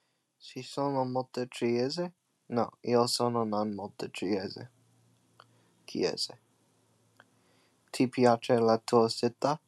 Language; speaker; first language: Italian; non-native, learner; English